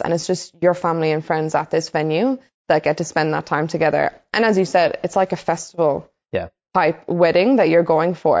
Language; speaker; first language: English; native; English